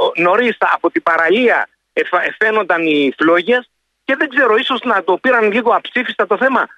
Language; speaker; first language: Greek; native; Greek